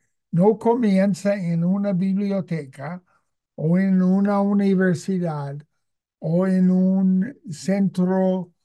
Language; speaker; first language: Spanish; non-native, fluent; English